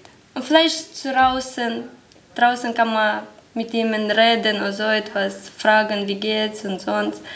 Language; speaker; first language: German; non-native, learner; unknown